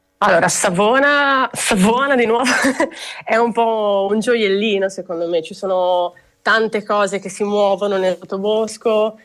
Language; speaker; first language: Italian; native; Italian